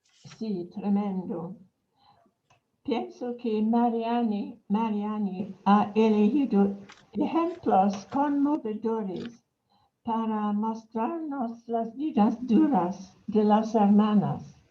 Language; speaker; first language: Spanish; non-native, fluent; English